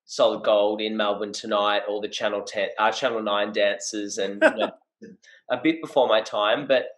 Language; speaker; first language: English; native; English